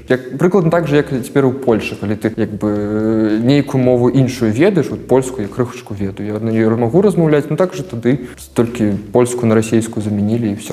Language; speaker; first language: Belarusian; non-native, local second language; Russian